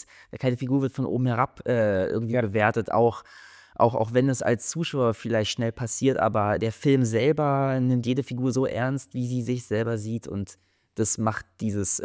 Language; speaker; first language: German; native; German